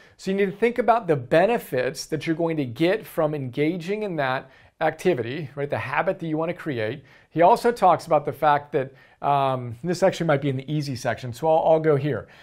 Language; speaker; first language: English; native; English